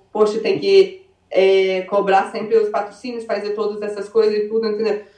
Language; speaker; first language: Portuguese; early bilingual, other home language; English